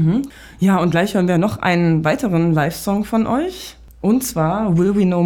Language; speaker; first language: German; native; German